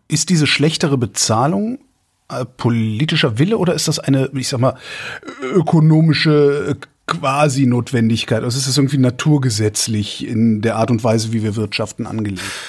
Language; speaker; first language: German; native; German